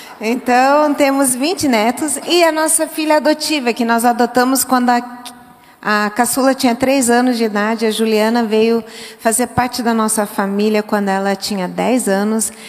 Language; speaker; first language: Portuguese; early bilingual, other home language; English